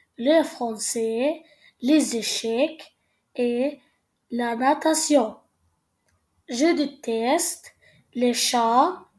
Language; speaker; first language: French; non-native, learner; Spanish